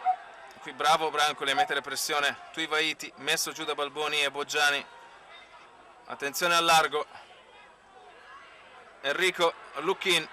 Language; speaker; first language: Italian; native; Italian